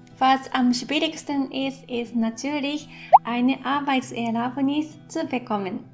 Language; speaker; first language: German; non-native, fluent; Japanese